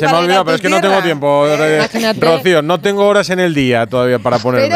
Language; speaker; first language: Spanish; native; Spanish